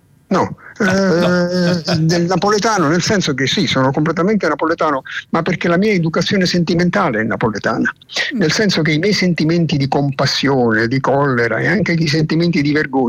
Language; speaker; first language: Italian; native; Italian